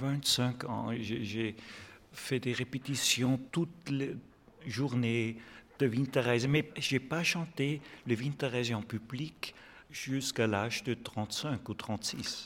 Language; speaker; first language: French; non-native, fluent; German